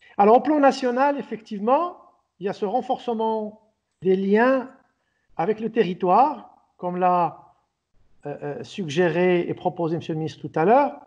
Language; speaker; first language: French; non-native, local second language; Arabic